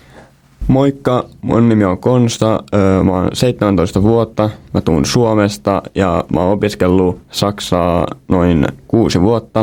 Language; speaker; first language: German; non-native, learner; Finnish